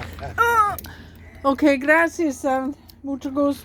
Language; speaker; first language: Spanish; non-native, learner; English